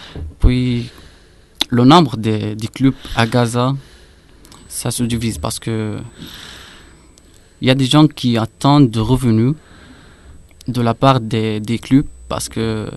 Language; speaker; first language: French; non-native, fluent; Arabic